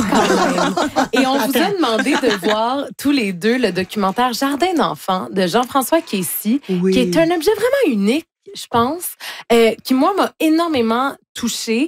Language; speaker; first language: French; native; French